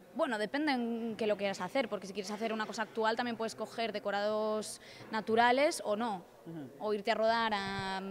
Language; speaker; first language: Spanish; native; Spanish